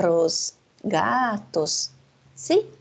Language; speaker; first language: Spanish; non-native, fluent; Portuguese